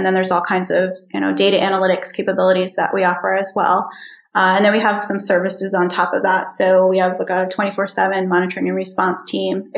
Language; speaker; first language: English; native; English